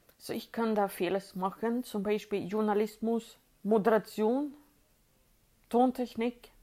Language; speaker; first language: German; non-native, fluent; Swedish